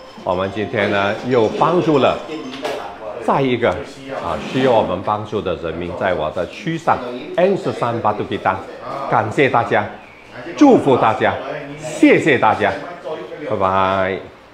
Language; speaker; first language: Chinese; native; Chinese